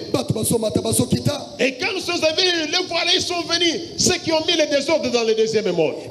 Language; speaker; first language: French; non-native, local second language; Lingala